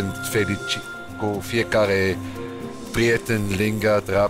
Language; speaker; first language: Romanian; non-native, learner; German